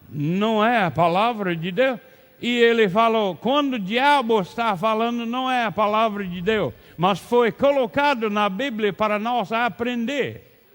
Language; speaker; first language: Portuguese; non-native, learner; English